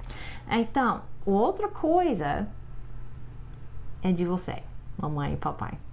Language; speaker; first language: Portuguese; non-native, fluent; English